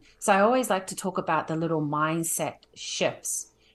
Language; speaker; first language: English; native; English